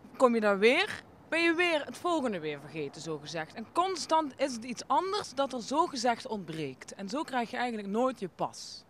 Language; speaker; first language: Dutch; native; Dutch